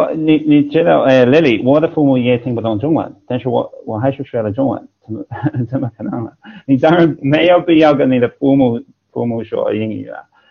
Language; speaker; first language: Chinese; non-native, fluent; English